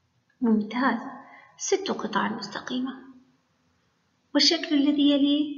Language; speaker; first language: Arabic; native; Arabic